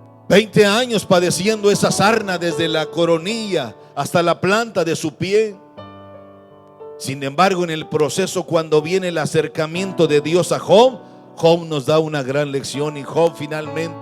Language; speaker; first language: Spanish; native; Spanish